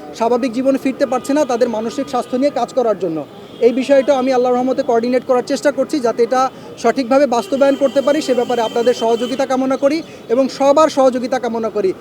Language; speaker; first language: Bangla; native; Bangla